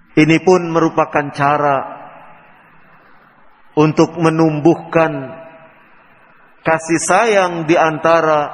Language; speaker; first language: Indonesian; native; Indonesian